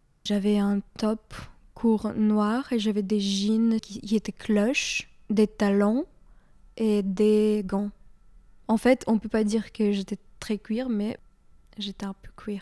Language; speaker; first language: French; non-native, fluent; Ukrainian